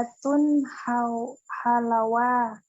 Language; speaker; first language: Arabic; non-native, learner; Indonesian